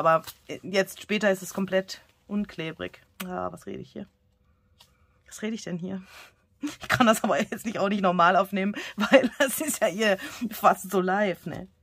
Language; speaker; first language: German; native; German